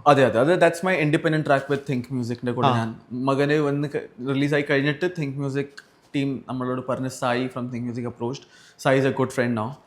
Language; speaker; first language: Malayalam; early bilingual, heritage; Malayalam